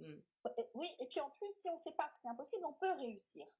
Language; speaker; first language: French; native; French